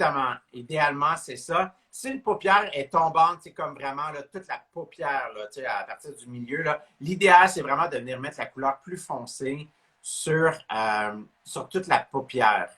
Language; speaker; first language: French; native; French